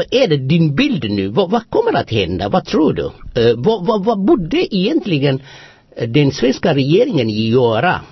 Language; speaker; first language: Swedish; non-native, fluent; Amharic